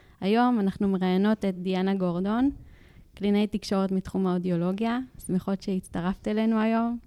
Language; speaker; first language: Hebrew; native; Hebrew